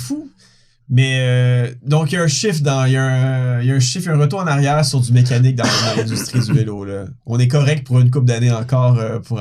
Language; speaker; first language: French; native; French